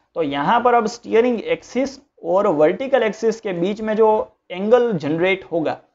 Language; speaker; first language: Hindi; non-native, local second language; Gujarati